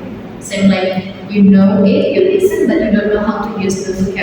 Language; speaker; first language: English; non-native, fluent; Indonesian